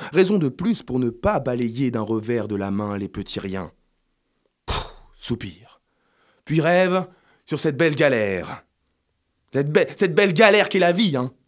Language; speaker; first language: French; native; French